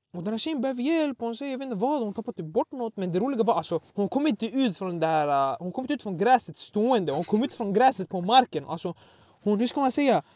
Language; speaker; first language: Swedish; early bilingual, other home language; Arabic